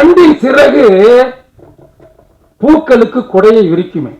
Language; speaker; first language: Tamil; native; Tamil